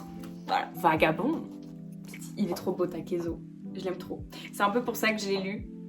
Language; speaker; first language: French; native; French